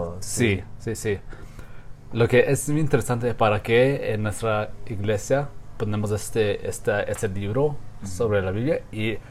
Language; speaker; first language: Spanish; non-native, learner; English